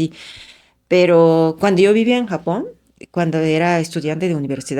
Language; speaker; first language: Spanish; non-native, fluent; Japanese